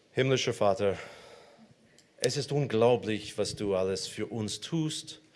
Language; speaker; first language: German; non-native, fluent; English